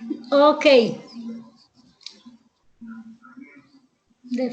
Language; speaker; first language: English; non-native, learner; Spanish